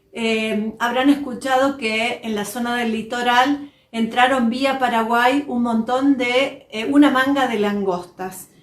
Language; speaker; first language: Spanish; native; Spanish